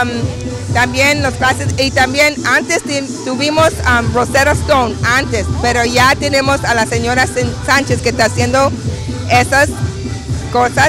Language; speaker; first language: Spanish; early bilingual, heritage; Spanish